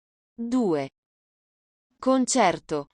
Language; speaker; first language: Italian; non-native, learner; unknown